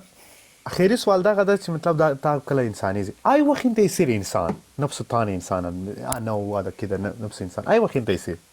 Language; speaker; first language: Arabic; non-native, learner; Pashto